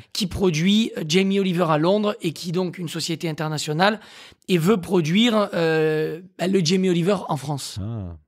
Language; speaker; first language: French; native; French